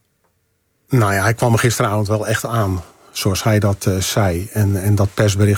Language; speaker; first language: Dutch; native; Dutch